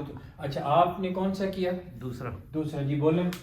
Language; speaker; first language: Urdu; native; Urdu